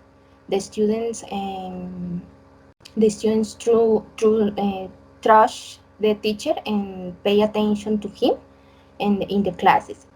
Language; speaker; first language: English; non-native, learner; Spanish